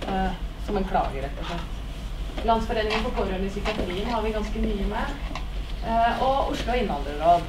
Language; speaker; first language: Norwegian; native; Norwegian